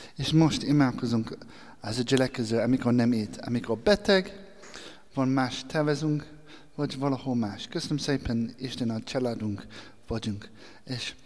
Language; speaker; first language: Hungarian; non-native, learner; English